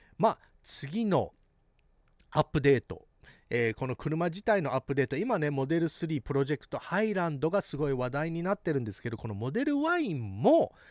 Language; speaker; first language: Japanese; early bilingual, heritage; Japanese